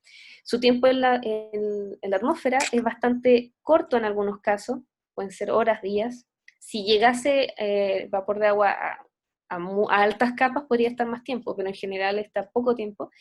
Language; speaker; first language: Spanish; native; Spanish